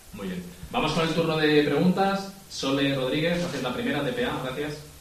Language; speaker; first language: Spanish; native; Spanish